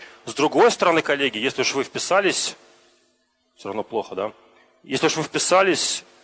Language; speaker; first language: Russian; native; Russian